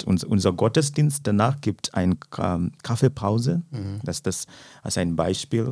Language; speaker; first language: German; non-native, fluent; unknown